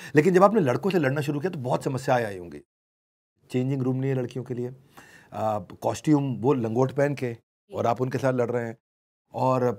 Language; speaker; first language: Hindi; native; Hindi